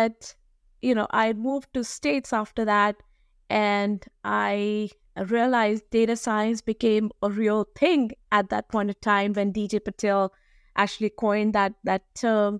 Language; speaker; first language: English; non-native, local second language; Hindi